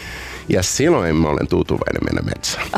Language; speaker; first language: Finnish; non-native, learner; Portuguese